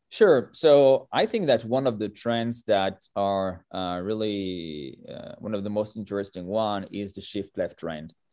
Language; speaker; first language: English; non-native, fluent; French